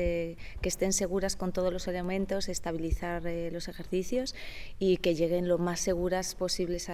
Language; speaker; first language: Spanish; native; Spanish